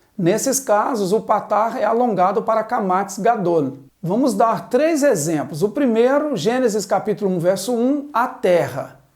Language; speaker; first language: Portuguese; native; Portuguese